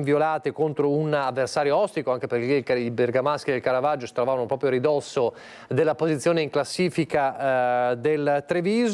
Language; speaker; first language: Italian; native; Italian